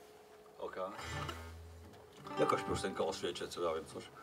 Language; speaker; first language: Polish; non-native, learner; Czech